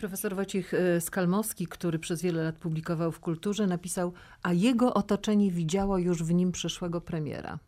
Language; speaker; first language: Polish; native; Polish